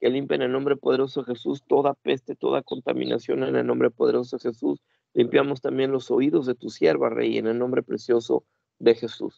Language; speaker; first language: Spanish; native; Spanish